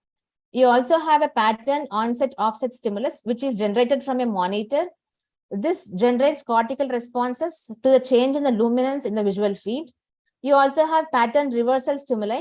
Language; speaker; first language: English; non-native, local second language; Tamil